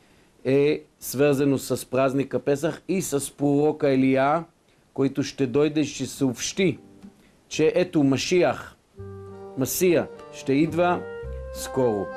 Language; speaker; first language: Bulgarian; non-native, fluent; Hebrew